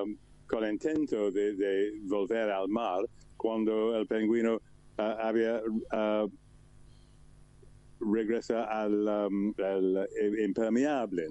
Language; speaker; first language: Spanish; non-native, learner; English